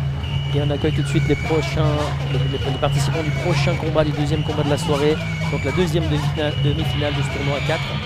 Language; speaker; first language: French; native; French